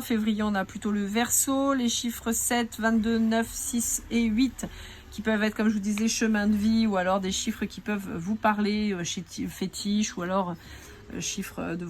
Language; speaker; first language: French; native; French